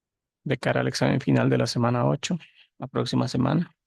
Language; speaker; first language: Spanish; native; Spanish